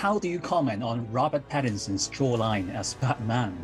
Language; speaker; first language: English; non-native, fluent; Cantonese